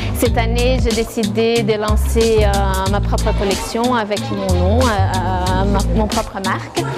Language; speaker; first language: French; non-native, fluent; Portuguese